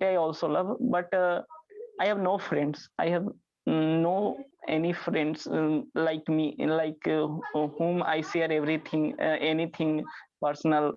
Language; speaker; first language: English; non-native, learner; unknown